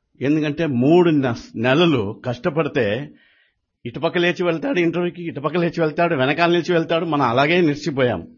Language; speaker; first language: Telugu; native; Telugu